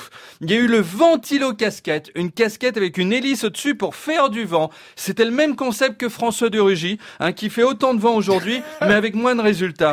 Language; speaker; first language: French; native; French